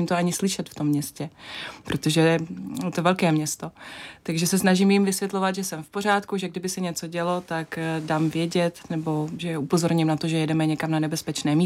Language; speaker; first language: Czech; non-native, fluent; Russian